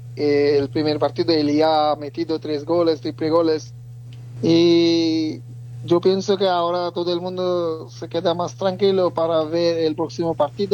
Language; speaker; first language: Spanish; non-native, learner; Bangla